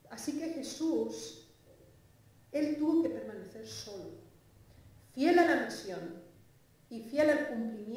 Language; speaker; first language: Spanish; native; Spanish